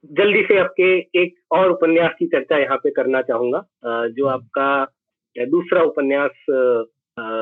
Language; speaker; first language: Hindi; native; Hindi